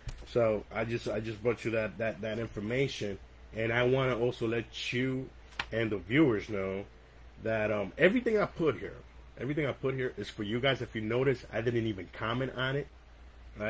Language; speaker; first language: English; early bilingual, other home language; Spanish